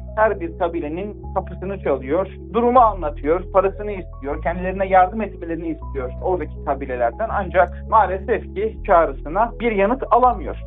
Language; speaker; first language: Turkish; native; Turkish